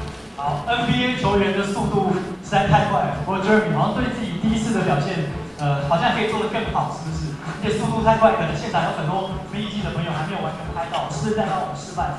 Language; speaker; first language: Chinese; native; Chinese